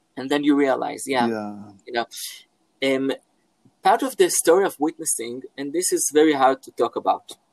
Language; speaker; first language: English; non-native, fluent; Hebrew